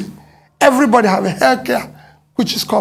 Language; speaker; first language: English; non-native, local second language; Igbo